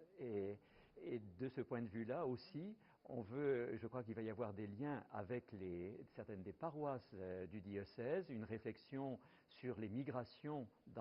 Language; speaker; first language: French; native; French